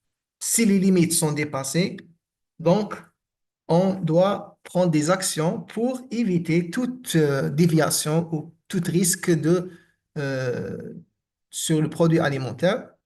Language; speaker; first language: French; non-native, local second language; Arabic